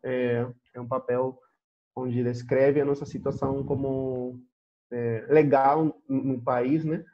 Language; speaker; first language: Portuguese; non-native, fluent; Spanish